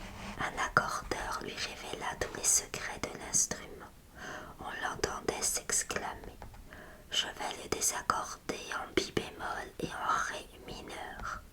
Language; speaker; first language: French; native; French